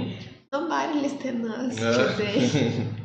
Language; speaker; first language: English; non-native, learner; Portuguese